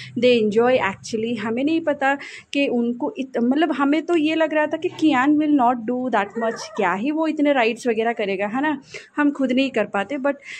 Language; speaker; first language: Hindi; native; Hindi